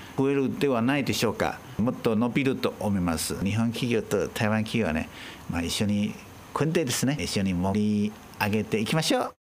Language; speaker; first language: Japanese; non-native, fluent; Chinese